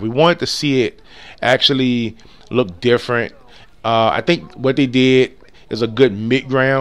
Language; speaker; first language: English; native; English